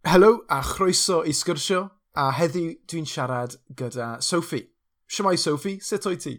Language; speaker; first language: Welsh; non-native, local second language; English